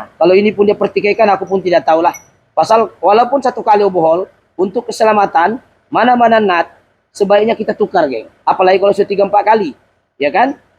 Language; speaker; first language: Malay; native; Malay